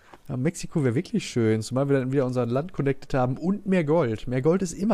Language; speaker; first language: German; native; German